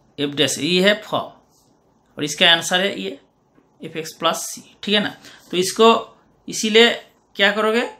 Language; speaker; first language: Hindi; non-native, local second language; Bangla